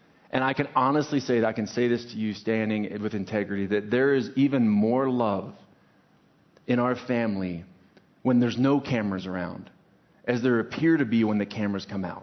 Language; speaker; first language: English; native; English